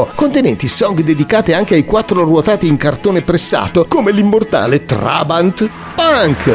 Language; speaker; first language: Italian; native; Italian